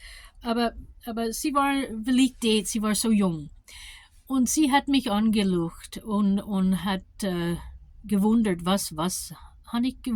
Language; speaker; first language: German; non-native, learner; English